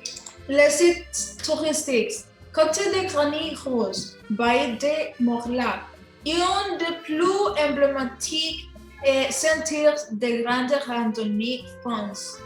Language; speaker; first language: French; non-native, learner; Spanish